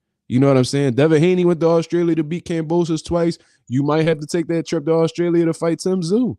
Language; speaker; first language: English; native; English